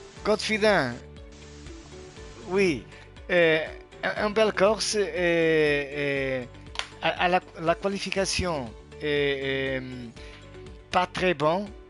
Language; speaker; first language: French; non-native, learner; Portuguese